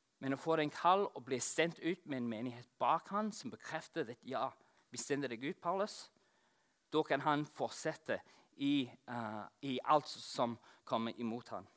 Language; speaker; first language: Norwegian; non-native, fluent; English